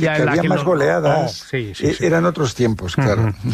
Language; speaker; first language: Spanish; native; Spanish